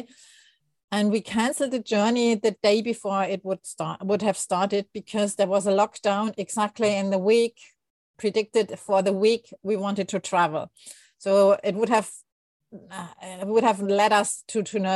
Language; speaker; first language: English; non-native, fluent; German